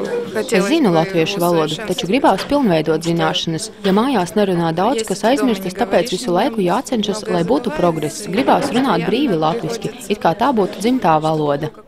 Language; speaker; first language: Latvian; non-native, local second language; Russian